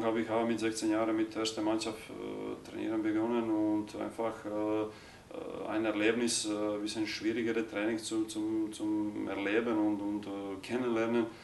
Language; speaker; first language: German; non-native, learner; Croatian